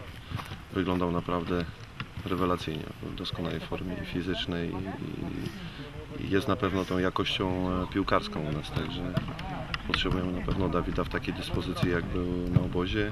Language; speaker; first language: Polish; native; Polish